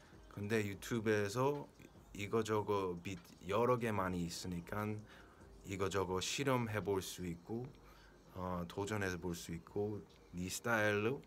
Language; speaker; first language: Korean; early bilingual, heritage; Korean